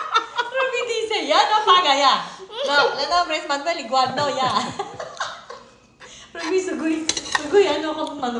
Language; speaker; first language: Spanish; non-native, learner; Filipino